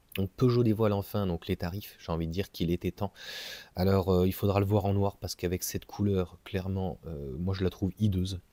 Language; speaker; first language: French; native; French